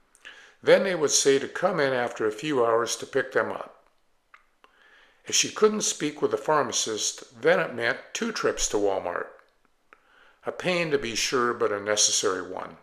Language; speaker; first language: English; native; English